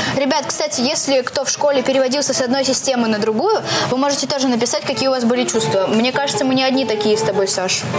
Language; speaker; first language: Russian; native; Russian